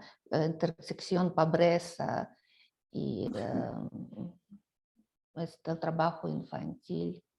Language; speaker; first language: Spanish; non-native, fluent; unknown